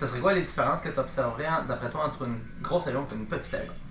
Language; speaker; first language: French; native; French